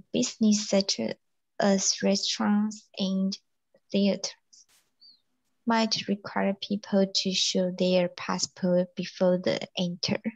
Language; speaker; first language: English; non-native, learner; Chinese